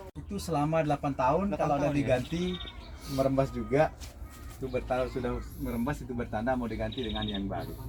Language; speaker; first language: Indonesian; non-native, local second language; Sasak